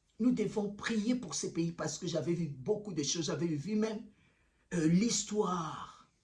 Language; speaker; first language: French; early bilingual, other home language; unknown